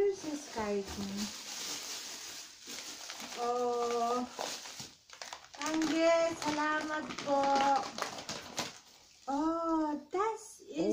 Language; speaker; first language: German; non-native, learner; Filipino